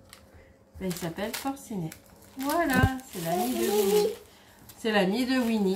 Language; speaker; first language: French; native; French